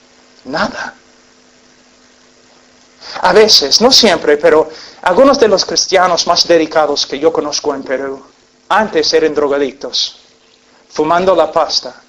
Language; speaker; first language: Spanish; non-native, fluent; English